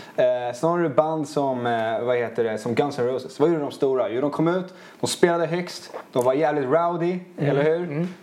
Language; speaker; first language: Swedish; early bilingual, other home language; Italian